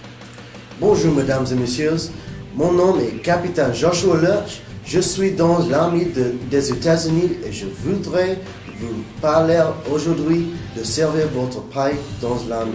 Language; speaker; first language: French; non-native, learner; English